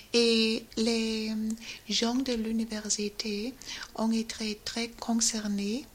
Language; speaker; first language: French; non-native, learner; German